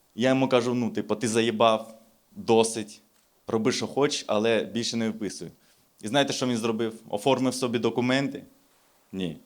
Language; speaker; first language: Ukrainian; non-native, local second language; Russian